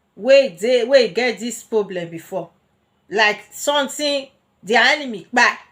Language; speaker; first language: Nigerian Pidgin; non-native, local second language; Bini